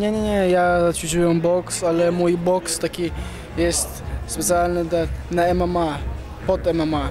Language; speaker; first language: Polish; non-native, fluent; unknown